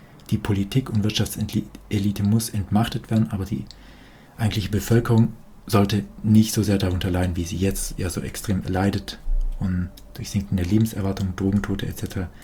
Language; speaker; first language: German; native; German